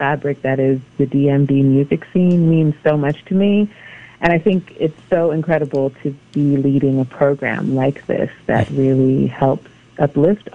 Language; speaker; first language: English; native; English